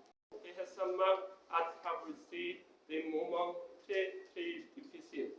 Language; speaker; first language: French; non-native, fluent; Korean